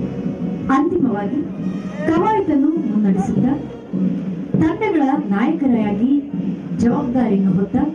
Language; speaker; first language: Kannada; native; Kannada